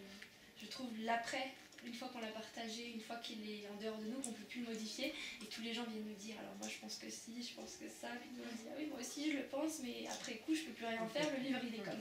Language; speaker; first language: French; native; French